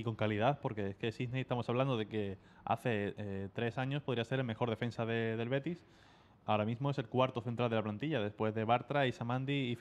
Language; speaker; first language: Spanish; native; Spanish